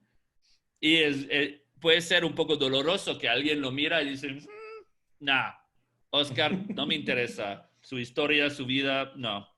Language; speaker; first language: Spanish; non-native, fluent; English